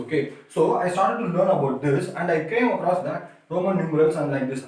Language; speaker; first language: English; non-native, local second language; Tamil